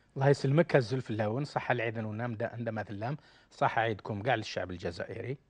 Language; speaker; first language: Arabic; native; Arabic